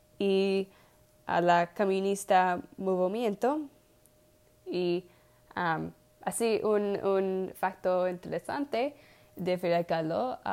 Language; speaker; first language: Spanish; non-native, learner; English